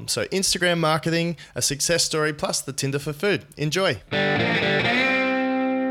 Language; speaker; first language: English; native; English